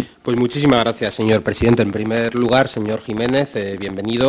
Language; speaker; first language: Spanish; native; Spanish